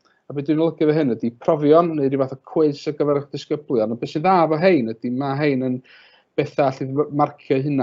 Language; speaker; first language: Welsh; native; Welsh